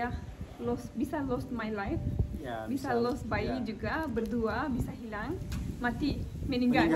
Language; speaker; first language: Indonesian; non-native, learner; Turkish